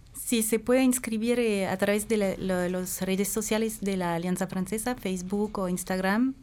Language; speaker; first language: Spanish; non-native, fluent; French